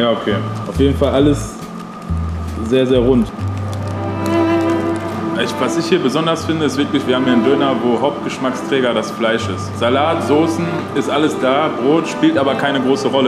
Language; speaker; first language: German; native; German